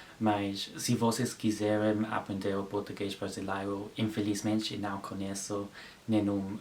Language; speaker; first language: Portuguese; non-native, learner; English